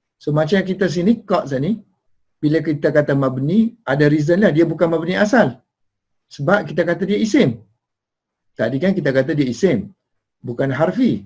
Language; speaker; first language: Malay; native; Malay